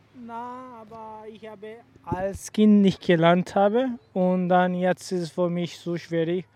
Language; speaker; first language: German; non-native, learner; Urdu